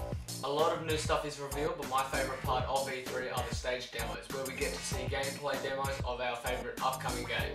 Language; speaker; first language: English; native; English